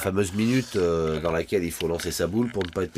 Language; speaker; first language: French; native; French